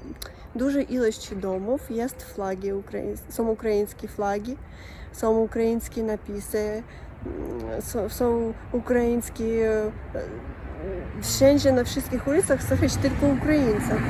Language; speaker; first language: Polish; non-native, learner; Russian